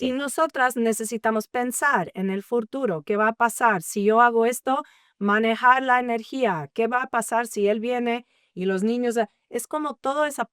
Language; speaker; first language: Spanish; early bilingual, heritage; English